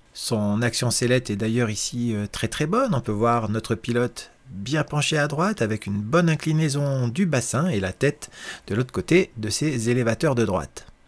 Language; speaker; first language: French; native; French